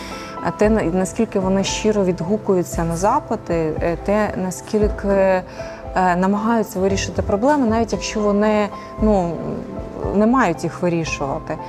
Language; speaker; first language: Ukrainian; native; Ukrainian